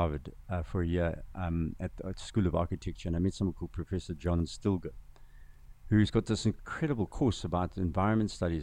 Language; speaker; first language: English; non-native, local second language; Zulu